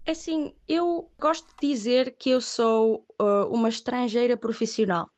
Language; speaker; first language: Portuguese; early bilingual, other home language; Catalan